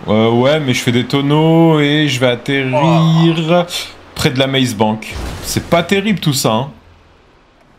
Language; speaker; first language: French; native; French